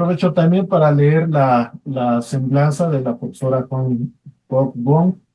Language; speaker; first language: Spanish; native; Spanish